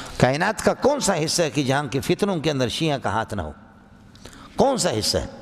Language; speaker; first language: Urdu; non-native, local second language; Brahui